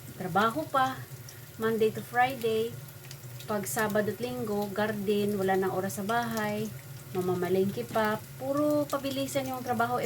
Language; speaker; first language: Filipino; non-native, local second language; Cebuano